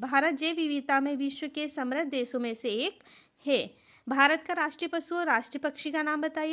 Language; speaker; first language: Hindi; native; Hindi